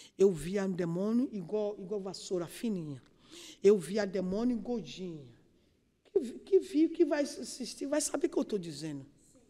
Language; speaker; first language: Portuguese; non-native, learner; Yoruba